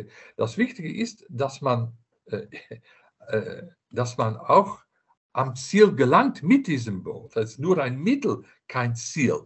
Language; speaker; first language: German; non-native, fluent; Dutch